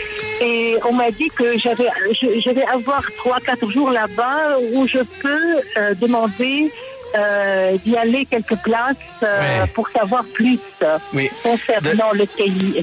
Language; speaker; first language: French; non-native, local second language; Arabic